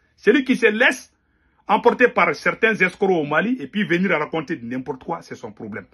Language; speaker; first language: French; non-native, local second language; Bambara